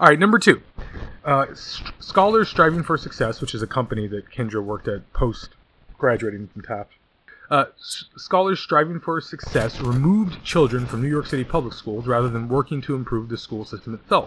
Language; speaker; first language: English; native; English